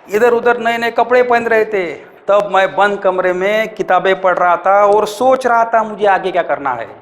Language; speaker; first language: Hindi; non-native, local second language; Marathi